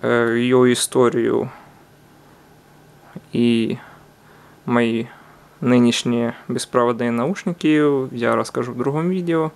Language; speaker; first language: Russian; non-native, local second language; Ukrainian